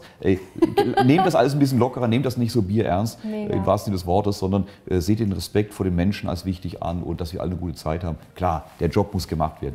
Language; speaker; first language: German; native; German